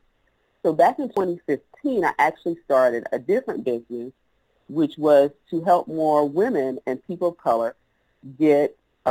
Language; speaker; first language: English; native; English